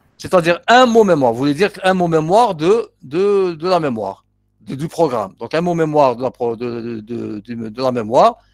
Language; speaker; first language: French; non-native, local second language; Arabic